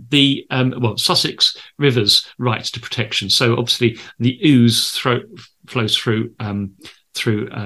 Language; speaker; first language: English; native; English